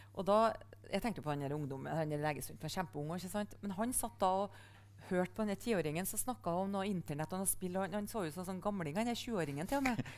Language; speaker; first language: Norwegian; native; Norwegian